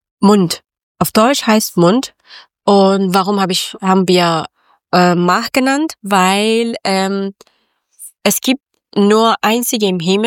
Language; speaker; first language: German; non-native, learner; Persian